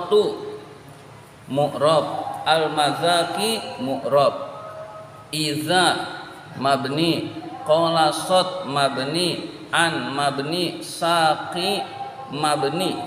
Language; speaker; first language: Arabic; non-native, fluent; Indonesian